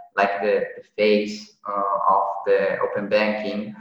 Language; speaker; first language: English; non-native, fluent; Italian